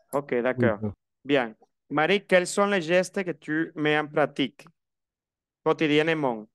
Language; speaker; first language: French; non-native, fluent; Spanish